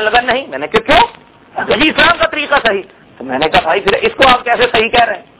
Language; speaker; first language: Urdu; non-native, local second language; Punjabi